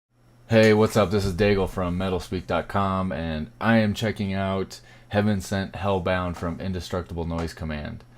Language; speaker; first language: English; native; English